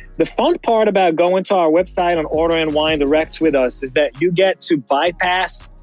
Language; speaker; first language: English; non-native, fluent; French